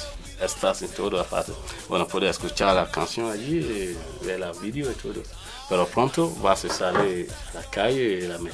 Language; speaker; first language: Spanish; non-native, learner; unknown